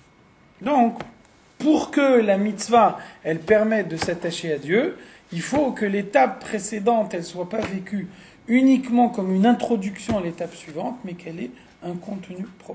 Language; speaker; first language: French; native; French